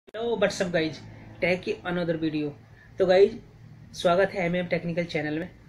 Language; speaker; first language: Hindi; native; Hindi